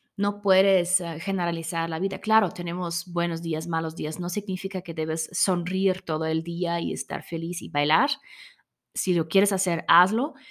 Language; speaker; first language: Spanish; non-native, learner; German